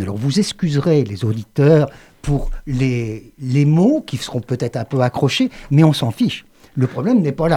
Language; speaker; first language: French; native; French